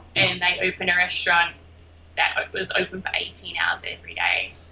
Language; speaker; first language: English; native; English